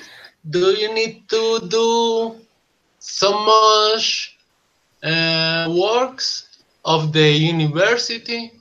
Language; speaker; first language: English; non-native, learner; Spanish